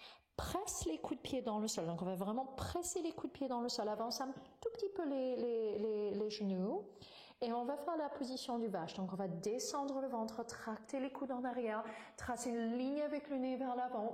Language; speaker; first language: French; non-native, fluent; English